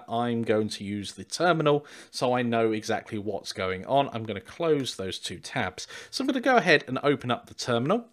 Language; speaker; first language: English; native; English